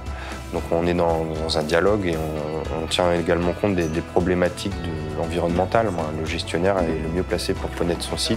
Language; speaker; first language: French; native; French